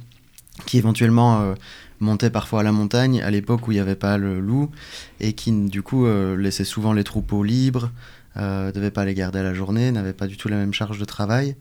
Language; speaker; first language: French; native; French